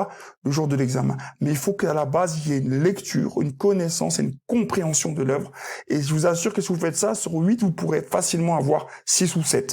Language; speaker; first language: French; native; French